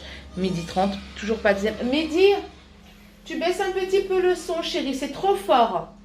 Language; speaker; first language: French; native; French